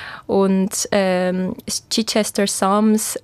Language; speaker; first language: German; non-native, fluent; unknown